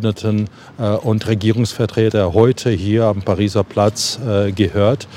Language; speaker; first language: German; non-native, fluent; Ukrainian